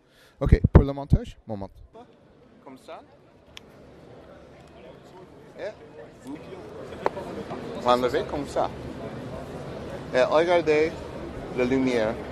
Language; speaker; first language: French; non-native, learner; English